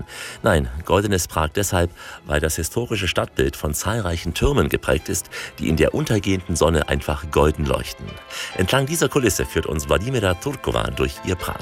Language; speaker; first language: German; native; German